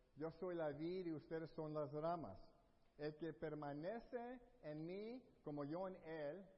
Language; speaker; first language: Spanish; early bilingual, heritage; Spanish